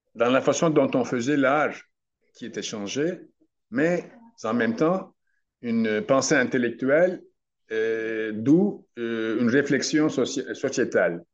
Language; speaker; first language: French; non-native, fluent; Turkish